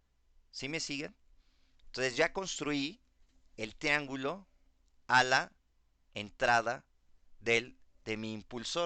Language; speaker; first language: Spanish; native; Spanish